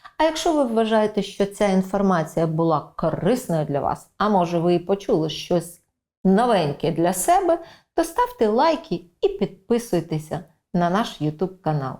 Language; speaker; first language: Ukrainian; native; Ukrainian